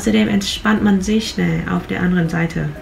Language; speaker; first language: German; non-native, fluent; Vietnamese